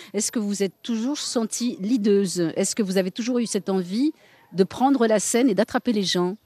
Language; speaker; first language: French; native; French